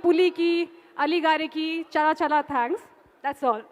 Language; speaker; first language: Telugu; non-native, fluent; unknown